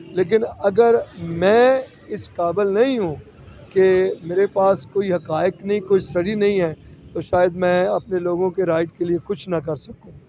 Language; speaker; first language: Urdu; non-native, local second language; Punjabi